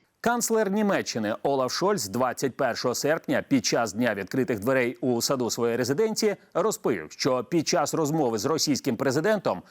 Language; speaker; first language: Ukrainian; native; Ukrainian